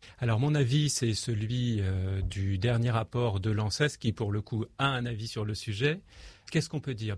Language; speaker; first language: French; native; French